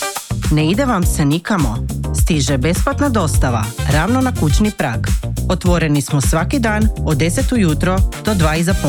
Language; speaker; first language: Serbian; native; Serbian